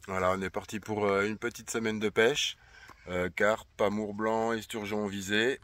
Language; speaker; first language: French; native; French